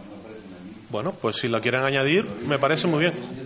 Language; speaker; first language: Spanish; native; Spanish